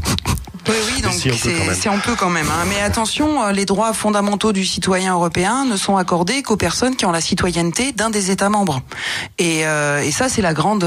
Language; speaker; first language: French; native; French